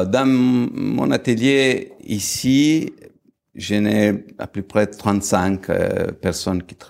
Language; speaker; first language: French; non-native, fluent; Italian